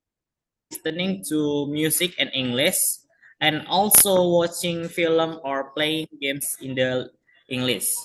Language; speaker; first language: English; non-native, learner; Indonesian